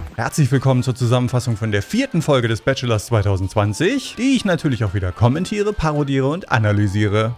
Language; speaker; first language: German; native; German